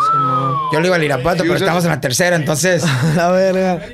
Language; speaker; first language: Spanish; early bilingual, heritage; Spanish